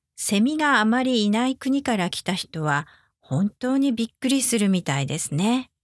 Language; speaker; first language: Japanese; native; Japanese